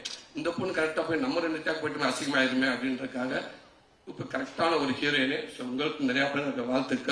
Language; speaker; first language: Tamil; native; Tamil